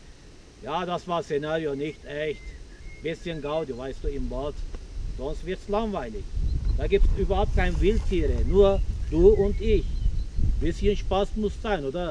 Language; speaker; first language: German; non-native, fluent; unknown